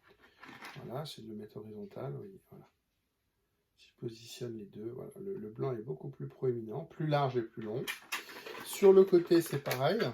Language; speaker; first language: French; native; French